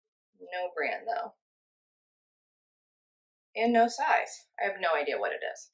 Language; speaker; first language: English; native; English